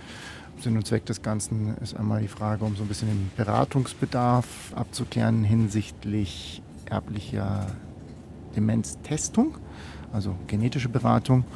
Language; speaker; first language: German; native; German